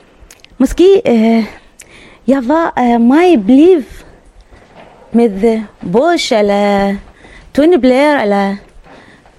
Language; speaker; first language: Danish; non-native, learner; Arabic